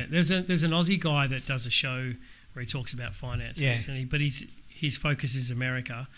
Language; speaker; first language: English; native; English